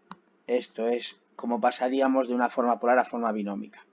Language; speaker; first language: Spanish; native; Spanish